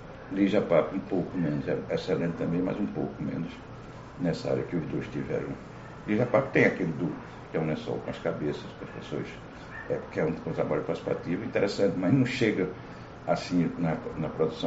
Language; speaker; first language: Portuguese; native; Portuguese